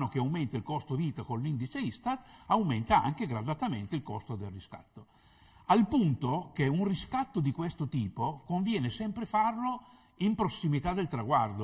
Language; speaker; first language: Italian; native; Italian